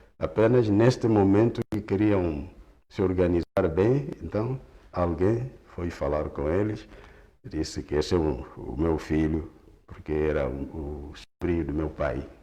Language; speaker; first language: Portuguese; non-native, local second language; Kongo